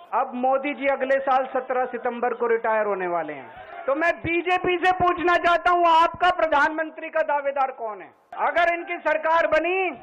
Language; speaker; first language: Hindi; native; Hindi